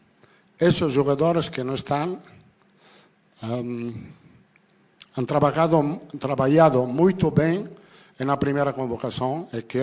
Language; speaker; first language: Portuguese; non-native, fluent; Italian